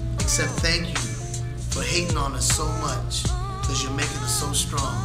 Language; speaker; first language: English; native; English